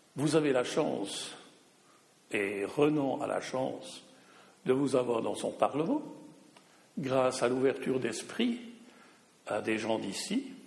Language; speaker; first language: French; non-native, local second language; German